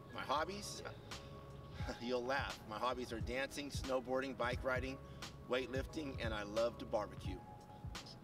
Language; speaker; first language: English; native; English